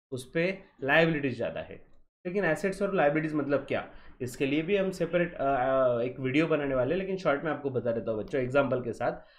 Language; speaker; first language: Hindi; non-native, local second language; Marathi